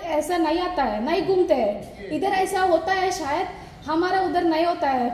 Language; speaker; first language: Hindi; non-native, local second language; Telugu